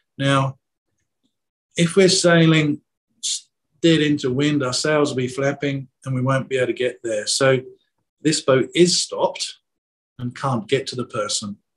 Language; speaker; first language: English; native; English